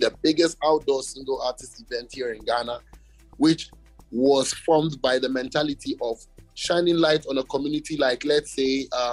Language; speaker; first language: English; non-native, local second language; Ewe